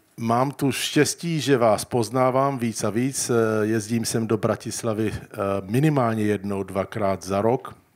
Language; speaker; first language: Czech; early bilingual, heritage; Czech